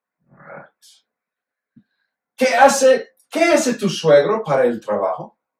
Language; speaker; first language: Spanish; non-native, fluent; English